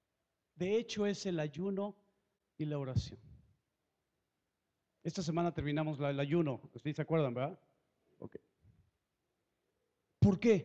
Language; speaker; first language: Spanish; native; Spanish